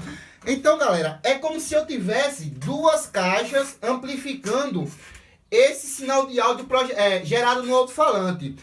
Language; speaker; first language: Portuguese; native; Portuguese